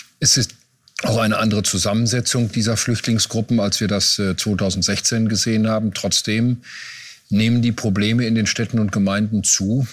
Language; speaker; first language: German; native; German